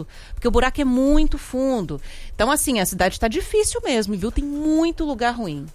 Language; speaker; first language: Portuguese; native; Portuguese